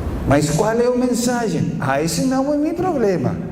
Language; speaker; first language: Portuguese; non-native, fluent; Spanish